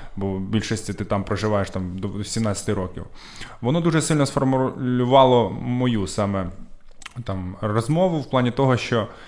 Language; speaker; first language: Ukrainian; native; Ukrainian